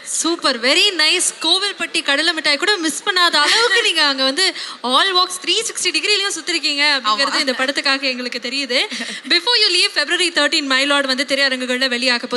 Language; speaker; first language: Tamil; native; Tamil